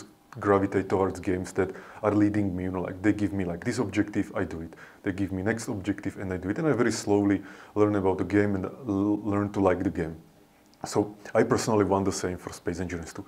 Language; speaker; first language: English; non-native, fluent; Slovak